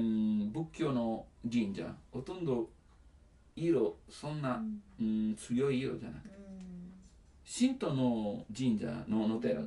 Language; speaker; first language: Japanese; non-native, learner; Italian